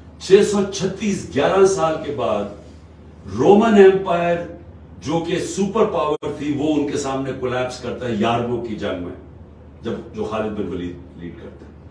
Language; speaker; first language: Urdu; native; Urdu